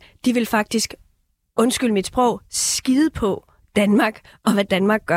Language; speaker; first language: Danish; early bilingual, other home language; Persian